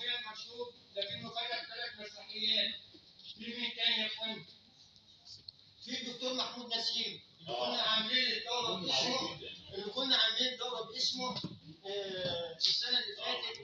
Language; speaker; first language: Arabic; native; Arabic